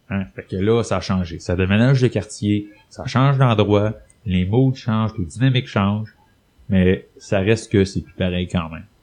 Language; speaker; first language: French; native; French